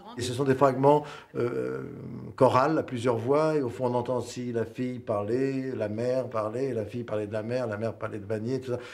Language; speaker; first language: French; native; French